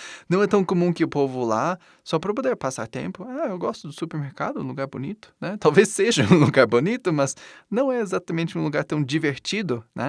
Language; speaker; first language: Portuguese; non-native, fluent; English